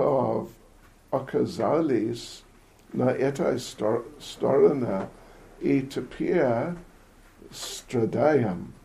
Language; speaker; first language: Russian; non-native, learner; English